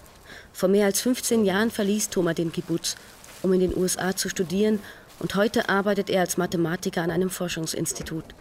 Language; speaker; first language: German; native; German